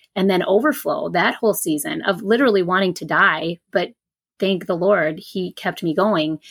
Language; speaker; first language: English; native; English